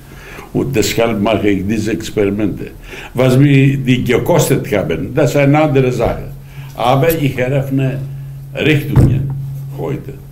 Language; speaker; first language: German; non-native, fluent; Greek